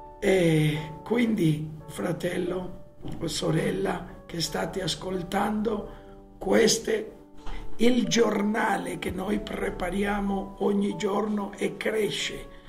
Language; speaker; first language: Italian; non-native, fluent; Spanish